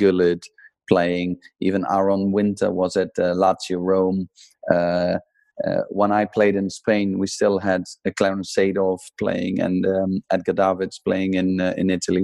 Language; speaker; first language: English; non-native, fluent; Dutch